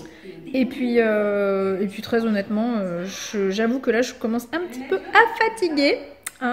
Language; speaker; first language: French; native; French